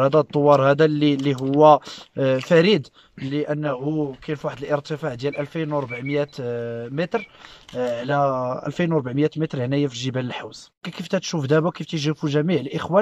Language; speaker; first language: Arabic; native; Arabic